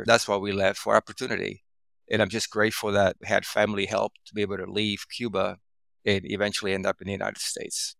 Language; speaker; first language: English; early bilingual, other home language; Spanish